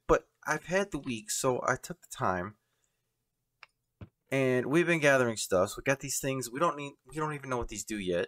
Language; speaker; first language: English; native; English